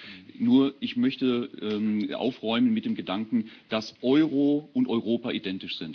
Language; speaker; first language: German; native; German